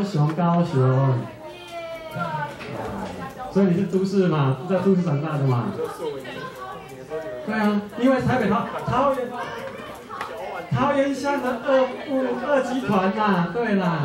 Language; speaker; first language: Chinese; native; Chinese